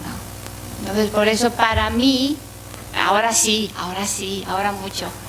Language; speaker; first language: Spanish; non-native, fluent; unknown